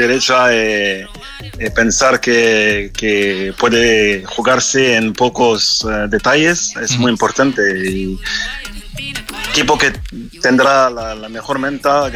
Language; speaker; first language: Spanish; non-native, fluent; French